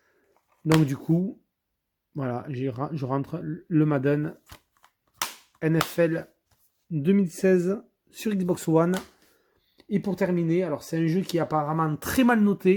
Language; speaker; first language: French; native; French